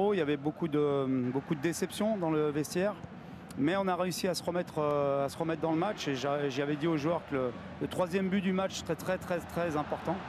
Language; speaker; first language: French; native; French